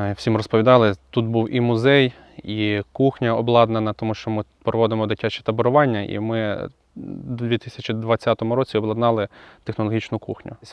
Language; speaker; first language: Ukrainian; native; Ukrainian